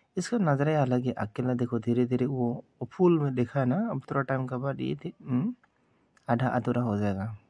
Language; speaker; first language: Hindi; non-native, local second language; Bodo